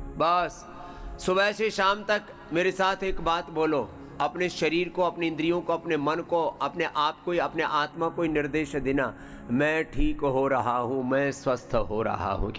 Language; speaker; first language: Hindi; native; Hindi